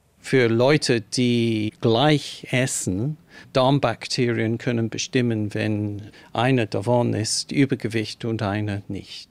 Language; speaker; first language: German; non-native, fluent; English